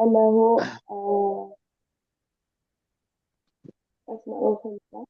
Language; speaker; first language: Arabic; non-native, learner; Indonesian